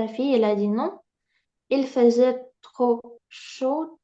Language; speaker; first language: French; non-native, learner; Ukrainian